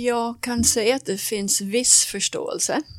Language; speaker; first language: Swedish; non-native, fluent; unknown